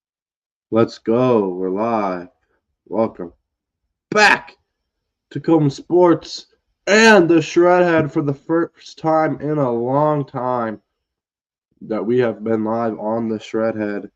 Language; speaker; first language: English; native; English